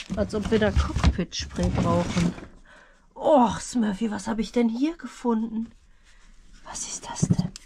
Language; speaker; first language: German; native; German